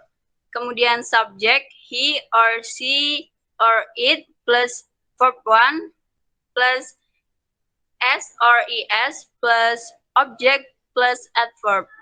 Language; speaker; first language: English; non-native, learner; Indonesian